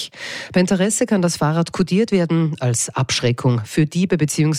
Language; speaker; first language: German; native; German